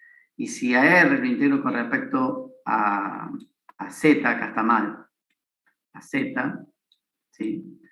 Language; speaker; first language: Spanish; native; Spanish